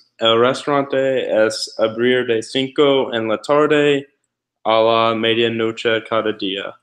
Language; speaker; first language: Spanish; non-native, learner; English